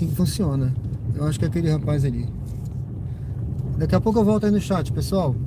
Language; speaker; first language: Portuguese; native; Portuguese